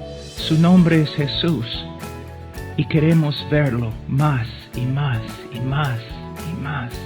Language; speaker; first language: Spanish; non-native, fluent; English